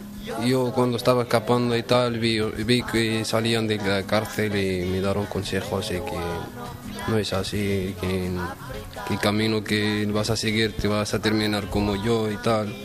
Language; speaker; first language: Spanish; non-native, fluent; Arabic